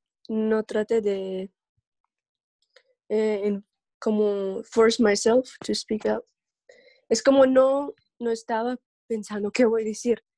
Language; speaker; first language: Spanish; non-native, learner; English